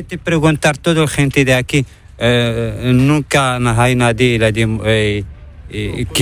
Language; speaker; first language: Spanish; non-native, learner; Arabic